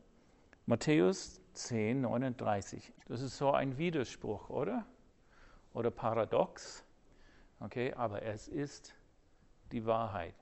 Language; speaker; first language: German; non-native, fluent; English